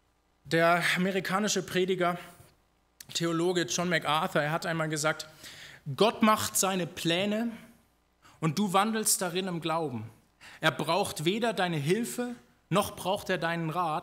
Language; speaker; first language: German; native; German